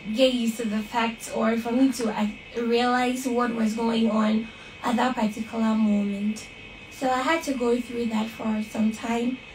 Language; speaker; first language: English; non-native, local second language; Akan